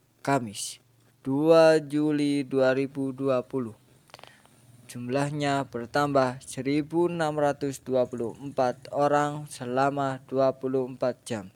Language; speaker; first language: Indonesian; native; Indonesian